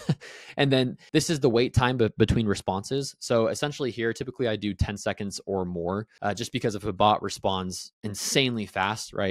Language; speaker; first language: English; native; English